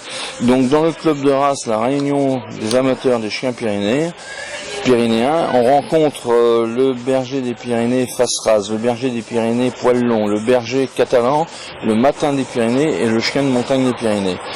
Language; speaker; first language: French; native; French